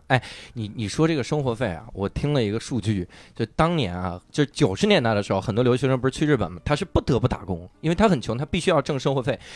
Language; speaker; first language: Chinese; native; Chinese